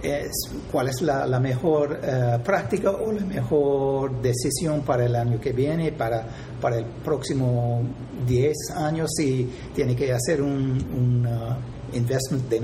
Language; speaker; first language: Spanish; non-native, fluent; English